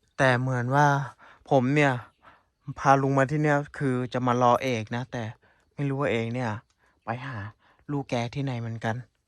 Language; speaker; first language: Thai; non-native, local second language; S'gaw Karen